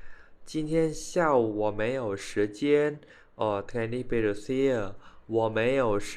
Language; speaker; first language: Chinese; non-native, fluent; Khmer